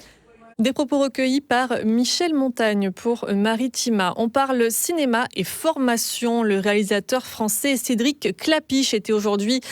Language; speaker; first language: French; native; French